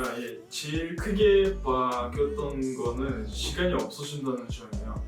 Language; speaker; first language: Korean; non-native, fluent; Russian